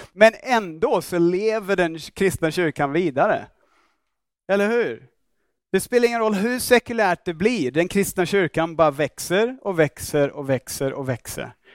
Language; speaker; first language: Swedish; non-native, fluent; English